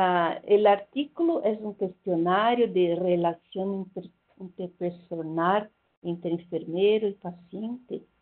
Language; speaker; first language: Spanish; non-native, fluent; Portuguese